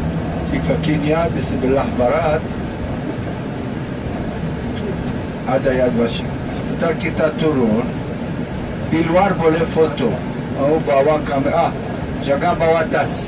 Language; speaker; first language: Indonesian; non-native, learner; Hebrew